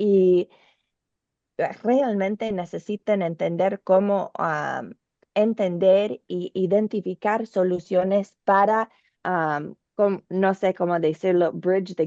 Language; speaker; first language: Spanish; non-native, learner; English